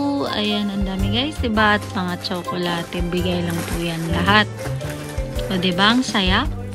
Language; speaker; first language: Filipino; native; Filipino